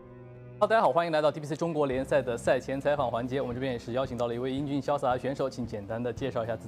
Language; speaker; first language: Chinese; native; Chinese